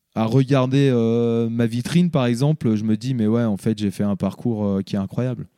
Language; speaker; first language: French; native; French